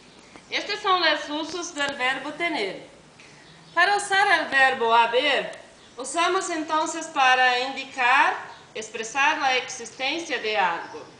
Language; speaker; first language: Spanish; non-native, learner; Portuguese